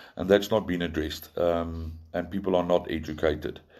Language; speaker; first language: English; non-native, local second language; Afrikaans